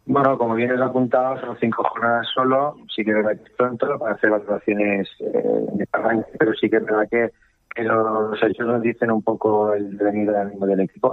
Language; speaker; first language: Spanish; native; Spanish